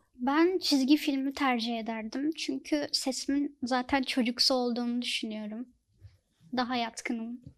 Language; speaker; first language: Turkish; native; Turkish